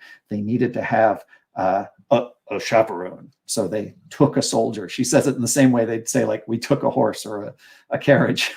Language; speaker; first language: English; native; English